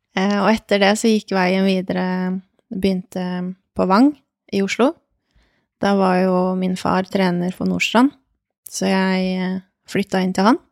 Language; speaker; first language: Norwegian; early bilingual, other home language; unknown